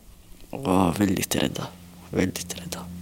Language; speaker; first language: Swedish; early bilingual, other home language; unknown